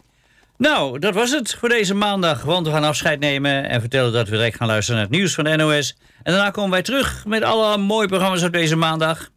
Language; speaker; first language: Dutch; native; Dutch